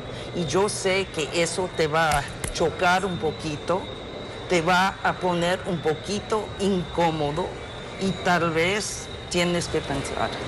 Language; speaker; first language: Spanish; non-native, fluent; English